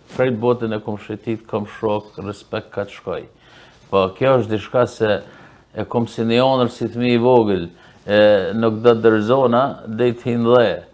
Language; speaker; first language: Albanian; early bilingual, heritage; Albanian